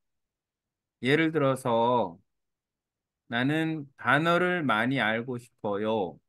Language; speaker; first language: Korean; native; Korean